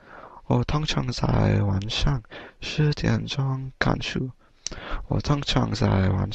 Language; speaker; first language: Chinese; non-native, learner; English